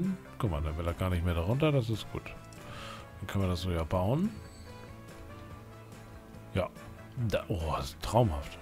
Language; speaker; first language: German; native; German